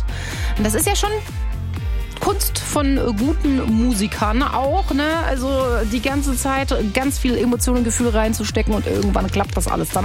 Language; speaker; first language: German; native; German